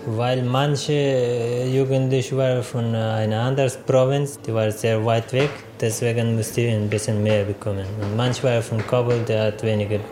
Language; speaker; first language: German; non-native, learner; Persian